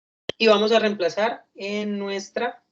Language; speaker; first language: Spanish; native; Spanish